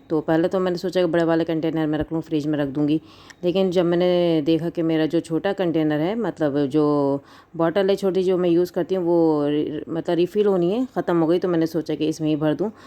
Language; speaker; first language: Urdu; native; Urdu